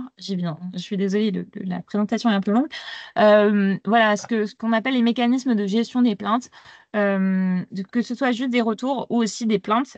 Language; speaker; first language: French; native; French